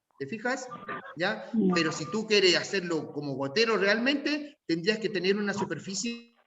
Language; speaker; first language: Spanish; native; Spanish